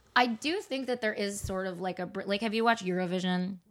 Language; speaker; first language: English; native; English